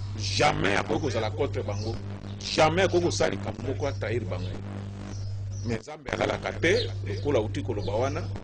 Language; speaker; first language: Lingala; native; Lingala